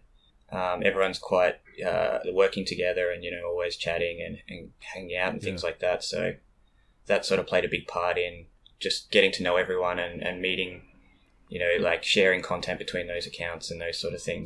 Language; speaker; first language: English; native; English